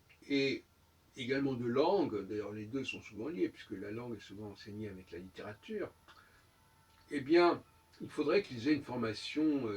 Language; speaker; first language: French; native; French